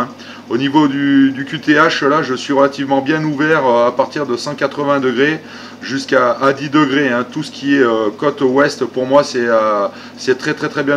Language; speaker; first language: French; native; French